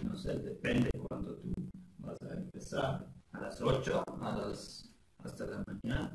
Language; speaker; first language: Spanish; non-native, learner; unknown